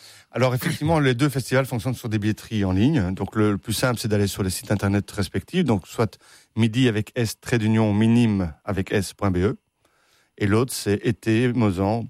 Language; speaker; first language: French; native; French